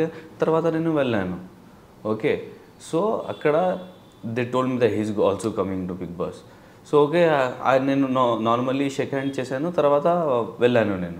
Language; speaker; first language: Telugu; non-native, learner; Hindi